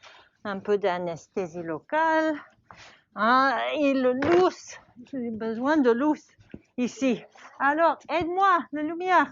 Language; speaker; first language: French; non-native, learner; English